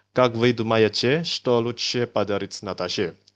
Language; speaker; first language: Russian; non-native, learner; Indonesian